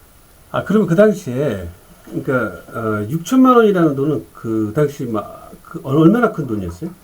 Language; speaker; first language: Korean; native; Korean